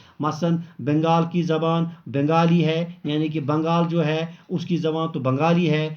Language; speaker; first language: Urdu; non-native, local second language; Kashmiri